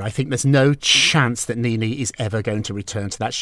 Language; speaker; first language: English; native; English